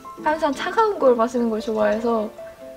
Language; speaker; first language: Korean; non-native, fluent; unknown